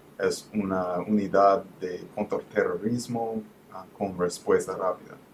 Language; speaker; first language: Spanish; non-native, fluent; English